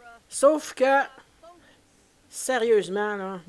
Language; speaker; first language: French; native; French